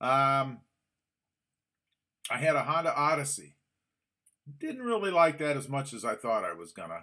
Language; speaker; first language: English; native; English